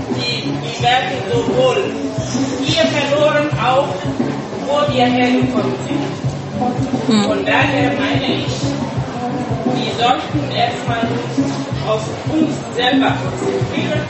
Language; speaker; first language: German; non-native, fluent; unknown